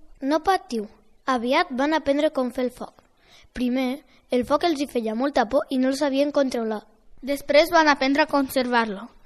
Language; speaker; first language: Catalan; early bilingual, other home language; Romanian